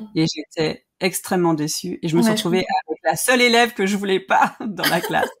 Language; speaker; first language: French; native; French